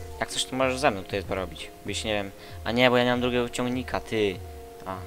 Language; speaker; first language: Polish; native; Polish